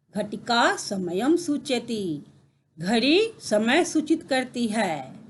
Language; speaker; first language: Hindi; native; Hindi